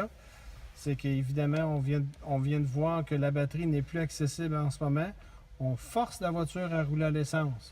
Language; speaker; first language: French; native; French